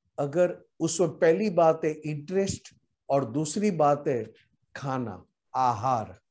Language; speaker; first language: Hindi; non-native, local second language; Gujarati